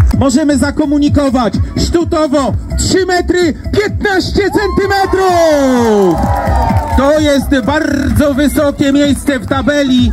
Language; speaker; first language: Polish; native; Polish